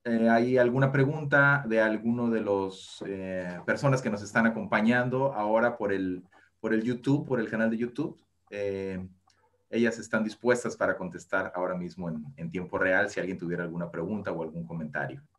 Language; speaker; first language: Spanish; native; Spanish